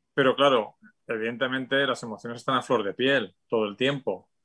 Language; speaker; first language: Spanish; native; Spanish